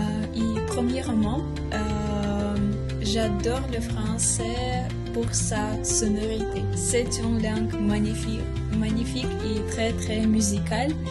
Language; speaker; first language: French; non-native, fluent; Ukrainian